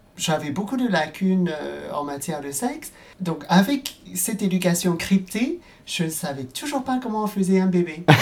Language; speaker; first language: French; non-native, fluent; Cantonese